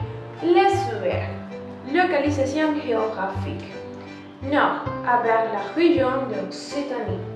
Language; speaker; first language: French; non-native, learner; Spanish